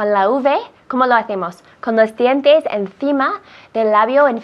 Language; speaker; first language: Spanish; non-native, fluent; English